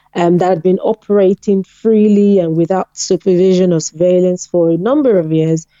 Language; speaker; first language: English; non-native, local second language; Yoruba